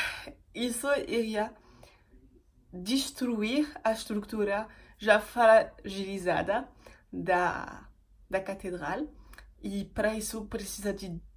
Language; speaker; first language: Portuguese; non-native, fluent; French